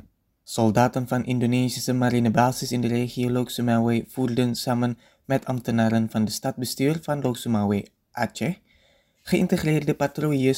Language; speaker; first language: Dutch; non-native, fluent; Indonesian